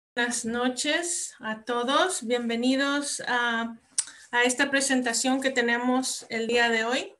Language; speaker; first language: Spanish; early bilingual, heritage; Spanish